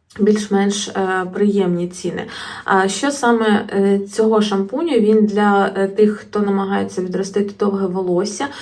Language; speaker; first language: Ukrainian; non-native, local second language; Russian